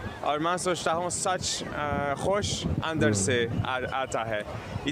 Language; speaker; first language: Hindi; non-native, learner; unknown